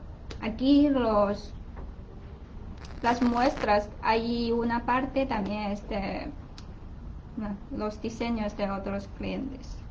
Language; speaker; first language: Spanish; non-native, learner; Chinese